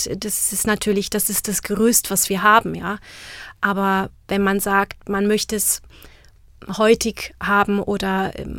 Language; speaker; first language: German; non-native, fluent; Czech